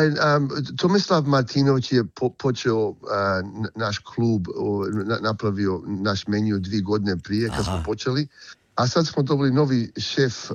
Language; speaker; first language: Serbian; early bilingual, heritage; Croatian